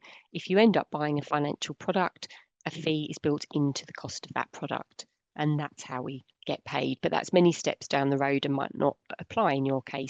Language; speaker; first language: English; native; English